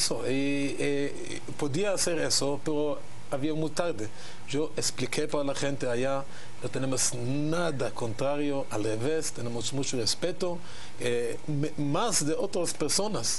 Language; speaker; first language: Spanish; non-native, learner; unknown